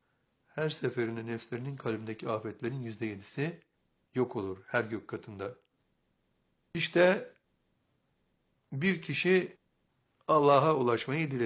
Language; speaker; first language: Turkish; native; Turkish